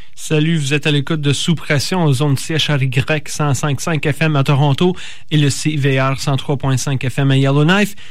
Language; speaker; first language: French; native; French